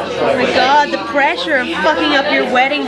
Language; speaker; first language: English; native; English